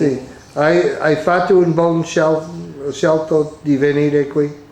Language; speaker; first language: Italian; early bilingual, heritage; English